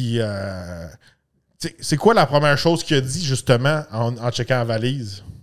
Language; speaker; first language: French; native; French